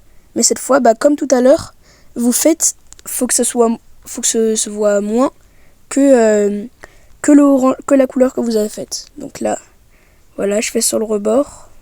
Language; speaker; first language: French; native; French